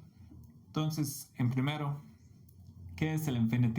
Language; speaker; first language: Spanish; non-native, fluent; English